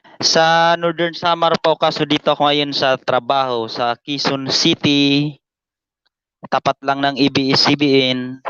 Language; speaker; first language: Filipino; non-native, local second language; Waray